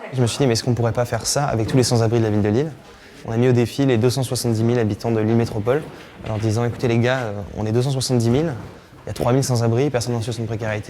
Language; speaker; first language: French; native; French